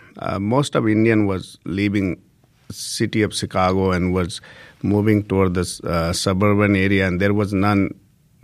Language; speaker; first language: English; non-native, local second language; Hindi